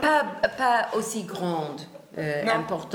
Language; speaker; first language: French; non-native, learner; English